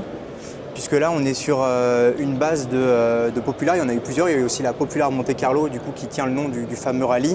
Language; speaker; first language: French; native; French